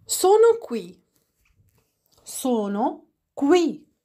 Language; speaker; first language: Italian; non-native, fluent; Arabic